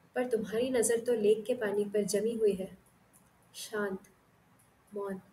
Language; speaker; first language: Hindi; non-native, local second language; Marathi